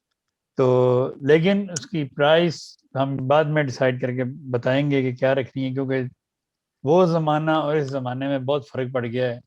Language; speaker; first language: Urdu; native; Urdu